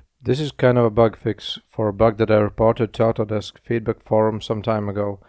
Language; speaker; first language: English; non-native, fluent; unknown